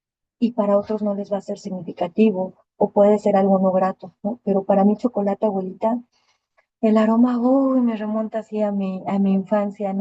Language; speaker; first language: Spanish; native; Spanish